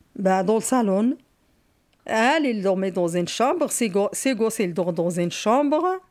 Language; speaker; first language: French; non-native, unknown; Arabic